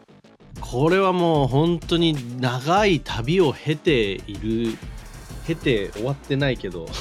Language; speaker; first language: Japanese; native; Japanese